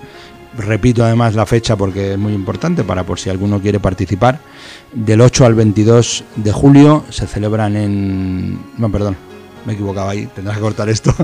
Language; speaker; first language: Spanish; native; Spanish